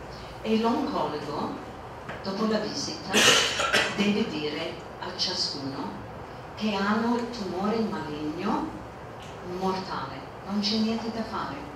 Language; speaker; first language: Italian; non-native, fluent; English